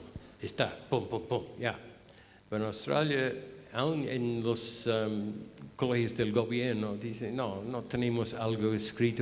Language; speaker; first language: Spanish; non-native, fluent; English